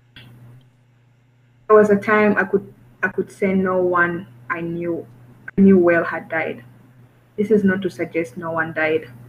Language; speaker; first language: English; non-native, local second language; Kinyarwanda